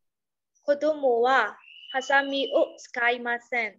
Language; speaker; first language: Japanese; non-native, learner; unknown